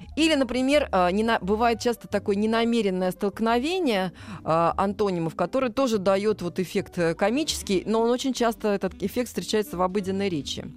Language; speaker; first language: Russian; native; Russian